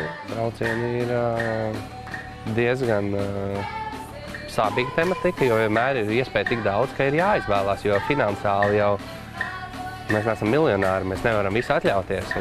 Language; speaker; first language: Latvian; native; Latvian